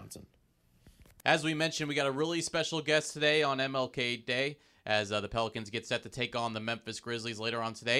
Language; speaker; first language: English; native; English